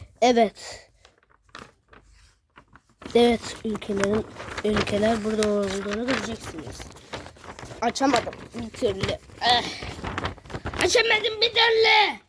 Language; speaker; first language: Turkish; early bilingual, other home language; Arabic